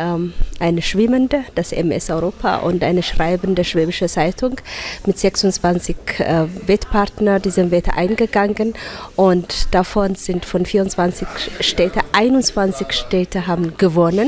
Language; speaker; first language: German; non-native, fluent; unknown